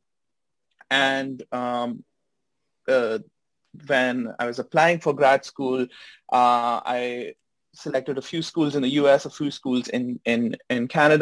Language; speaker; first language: English; non-native, local second language; Hindi